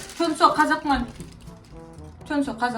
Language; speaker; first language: Korean; non-native, learner; Kazakh